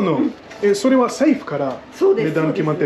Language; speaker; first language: Japanese; non-native, learner; English